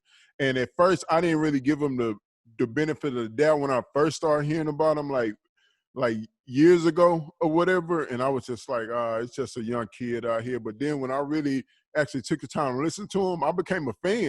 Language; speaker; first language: English; native; English